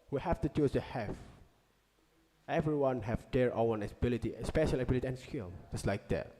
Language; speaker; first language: English; non-native, learner; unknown